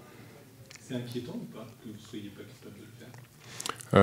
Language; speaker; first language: French; native; French